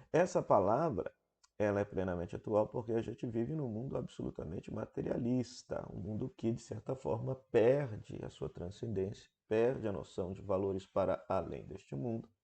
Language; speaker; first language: Portuguese; native; Portuguese